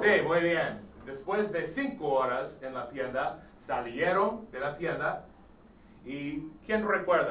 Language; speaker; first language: Spanish; non-native, fluent; English